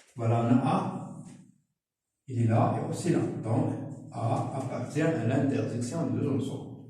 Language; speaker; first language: French; non-native, local second language; Arabic